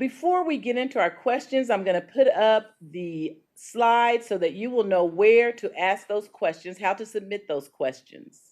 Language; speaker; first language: English; native; English